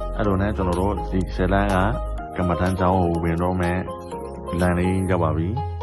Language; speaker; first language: Burmese; non-native, local second language; Shan